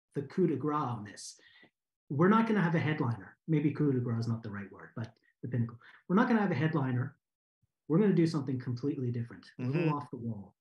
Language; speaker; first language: English; native; English